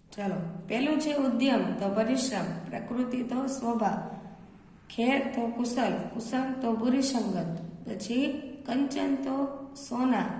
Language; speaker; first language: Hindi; non-native, local second language; Gujarati